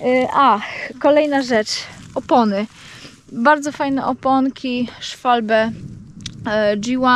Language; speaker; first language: Polish; native; Polish